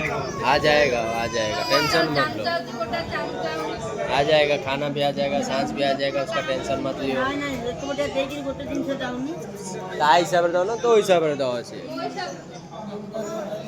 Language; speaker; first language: Hindi; non-native, local second language; Odia